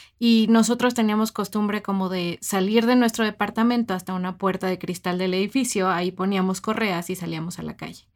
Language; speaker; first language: Spanish; native; Spanish